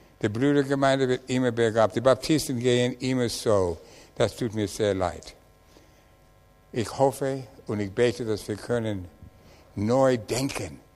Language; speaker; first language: German; non-native, learner; English